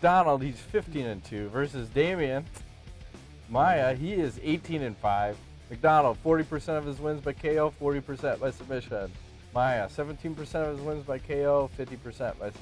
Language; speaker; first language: English; native; English